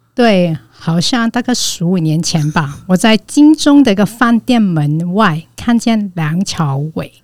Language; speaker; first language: Chinese; non-native, fluent; Cantonese